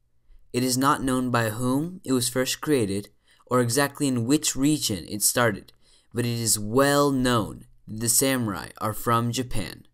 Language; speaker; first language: English; native; English